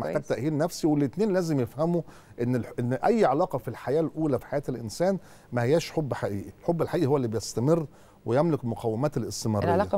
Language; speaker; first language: Arabic; native; Arabic